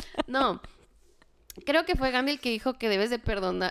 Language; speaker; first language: Spanish; early bilingual, heritage; Spanish